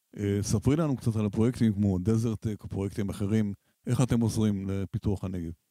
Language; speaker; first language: Hebrew; native; Hebrew